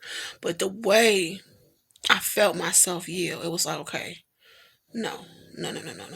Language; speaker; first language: English; native; English